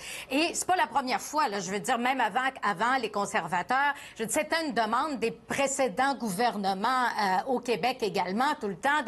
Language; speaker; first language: French; native; French